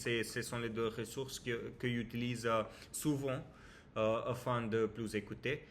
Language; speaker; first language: French; non-native, learner; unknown